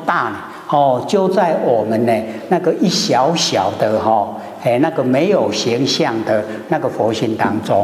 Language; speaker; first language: Chinese; native; Chinese